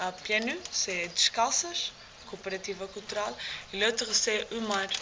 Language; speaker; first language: French; non-native, learner; Portuguese